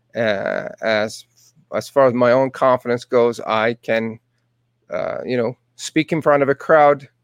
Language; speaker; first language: English; non-native, fluent; Persian